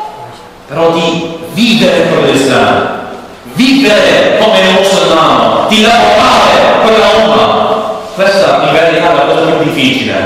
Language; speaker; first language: Italian; non-native, learner; English